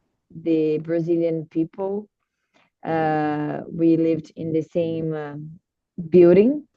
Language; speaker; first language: English; non-native, learner; Portuguese